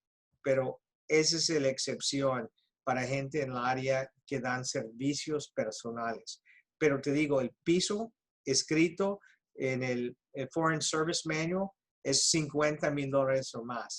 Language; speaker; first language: Spanish; early bilingual, heritage; Spanish